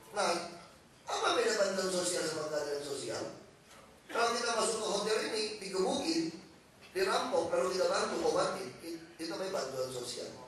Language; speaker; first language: Indonesian; native; Indonesian